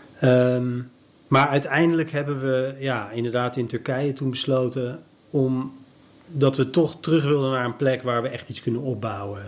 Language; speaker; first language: Dutch; native; Dutch